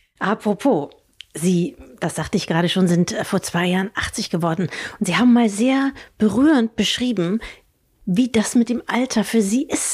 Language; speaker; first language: German; native; German